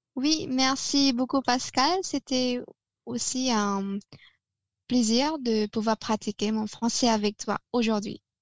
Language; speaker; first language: French; non-native, fluent; Filipino